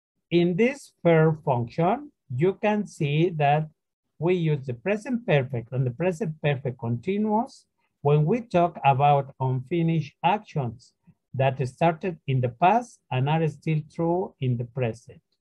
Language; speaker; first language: English; non-native, fluent; Spanish